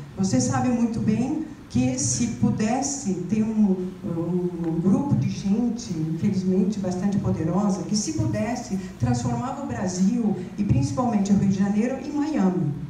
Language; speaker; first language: Portuguese; non-native, fluent; Spanish